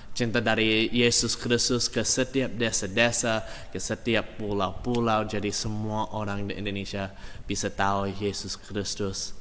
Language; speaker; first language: Indonesian; non-native, fluent; English